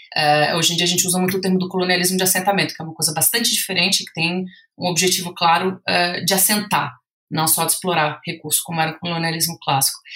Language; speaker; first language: Portuguese; native; Portuguese